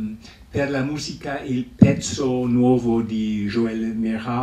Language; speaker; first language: Italian; non-native, fluent; English